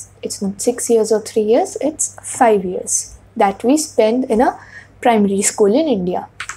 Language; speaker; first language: English; non-native, local second language; Hindi